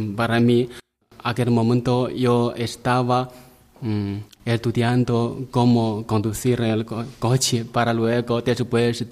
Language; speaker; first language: Spanish; non-native, learner; Chinese